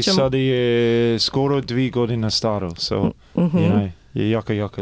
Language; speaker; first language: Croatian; early bilingual, heritage; Croatian